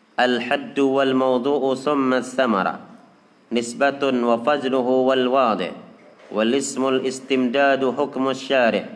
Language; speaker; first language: Arabic; non-native, fluent; Indonesian